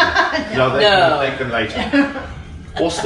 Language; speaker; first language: English; native; English